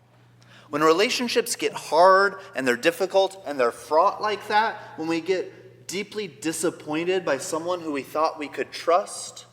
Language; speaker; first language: English; native; English